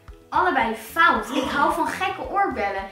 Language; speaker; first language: Dutch; native; Dutch